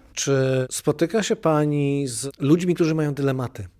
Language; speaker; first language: Polish; native; Polish